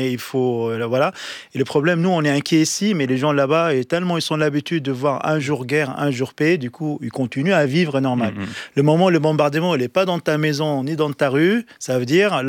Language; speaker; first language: French; non-native, local second language; Arabic